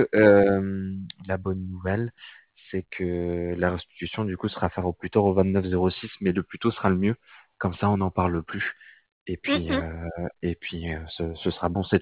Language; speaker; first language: French; native; French